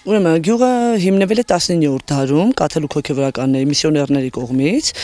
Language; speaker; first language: Armenian; native; Armenian